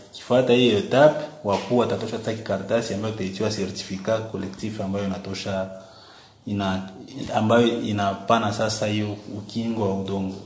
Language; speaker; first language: Swahili; native; Swahili